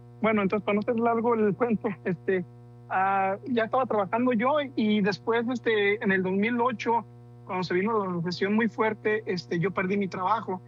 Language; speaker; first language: Spanish; native; Spanish